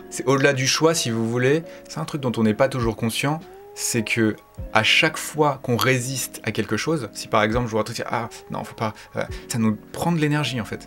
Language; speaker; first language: French; native; French